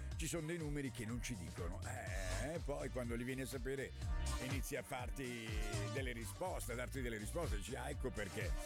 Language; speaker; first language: Italian; native; Italian